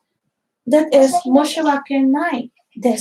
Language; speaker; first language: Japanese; non-native, fluent; Filipino